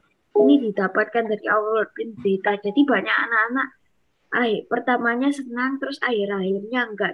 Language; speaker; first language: Indonesian; non-native, local second language; English